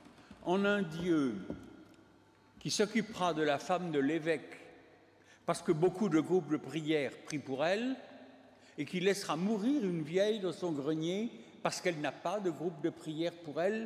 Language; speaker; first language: French; native; French